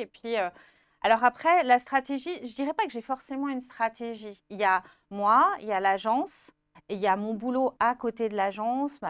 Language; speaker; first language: French; native; French